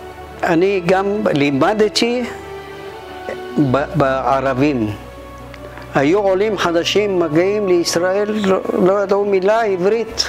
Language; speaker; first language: Hebrew; non-native, fluent; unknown